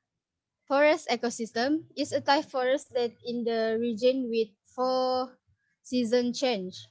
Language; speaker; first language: English; non-native, learner; Indonesian